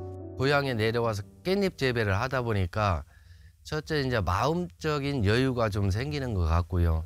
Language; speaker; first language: Korean; native; Korean